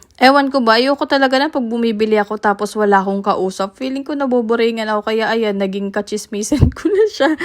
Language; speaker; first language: Filipino; native; Filipino